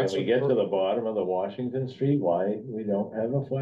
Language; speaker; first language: English; native; English